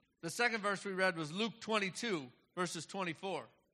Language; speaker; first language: English; native; English